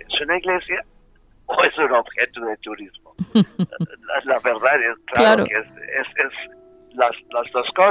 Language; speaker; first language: Spanish; non-native, fluent; English